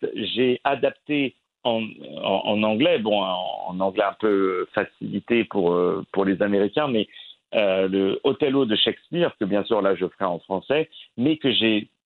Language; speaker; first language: French; native; French